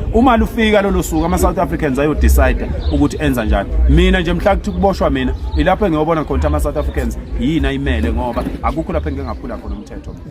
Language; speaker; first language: Zulu; native; Zulu